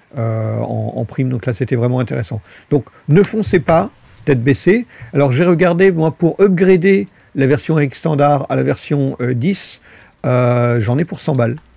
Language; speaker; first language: French; native; French